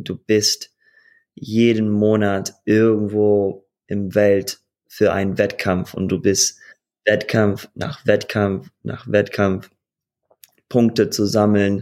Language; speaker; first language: German; early bilingual, heritage; German